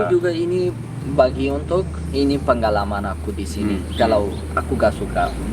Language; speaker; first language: Indonesian; non-native, learner; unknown